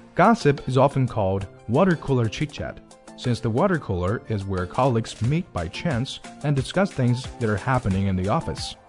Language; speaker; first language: English; non-native, fluent; Chinese